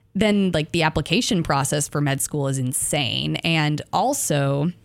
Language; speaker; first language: English; native; English